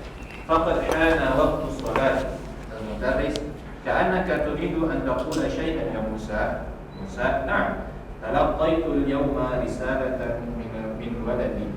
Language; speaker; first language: Arabic; non-native, learner; Indonesian